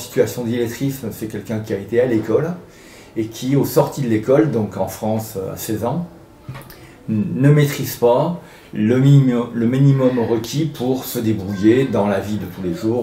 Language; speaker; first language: French; native; French